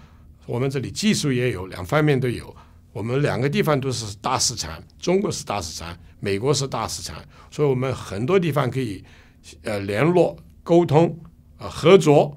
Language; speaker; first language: Chinese; non-native, local second language; Cantonese